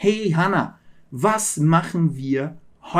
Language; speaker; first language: German; non-native, fluent; Portuguese